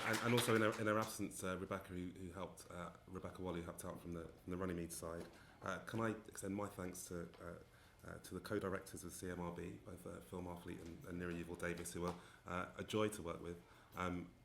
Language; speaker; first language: English; native; English